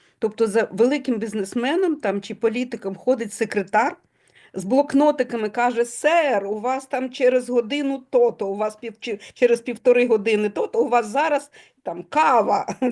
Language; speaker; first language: Ukrainian; non-native, local second language; Russian